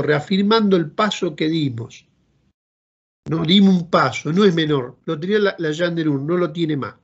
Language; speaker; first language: Spanish; native; Spanish